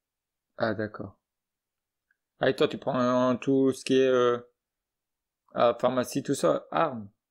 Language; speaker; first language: French; native; French